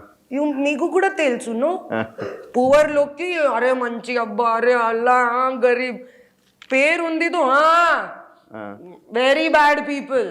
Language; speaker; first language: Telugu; non-native, local second language; Hindi